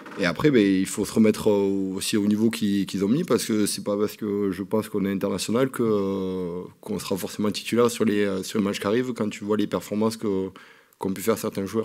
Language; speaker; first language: French; native; French